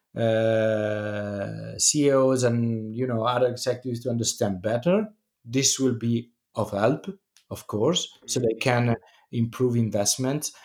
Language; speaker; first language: English; non-native, fluent; Italian